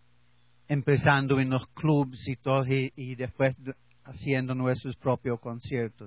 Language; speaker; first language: Spanish; non-native, learner; English